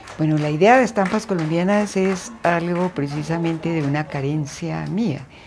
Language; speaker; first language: Spanish; native; Spanish